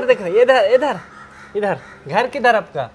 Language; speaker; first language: Hindi; non-native, local second language; Malayalam